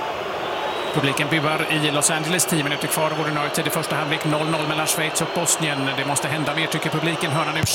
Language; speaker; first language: Swedish; native; Swedish